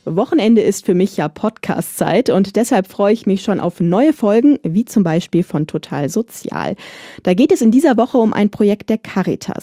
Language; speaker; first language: German; native; German